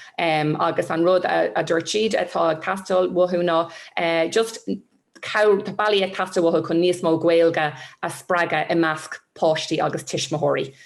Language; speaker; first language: Irish; non-native, local second language; English